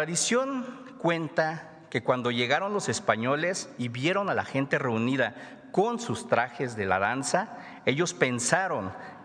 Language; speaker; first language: Spanish; non-native, local second language; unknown